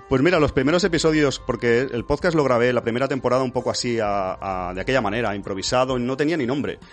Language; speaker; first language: Spanish; native; Spanish